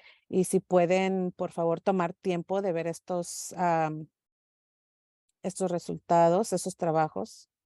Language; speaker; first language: Spanish; early bilingual, heritage; English